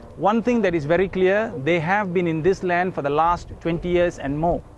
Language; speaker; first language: English; non-native, local second language; Tamil